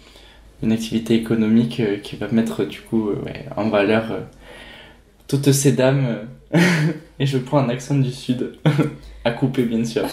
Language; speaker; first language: French; native; French